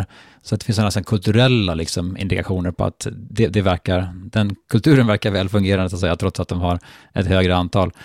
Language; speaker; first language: Swedish; native; Swedish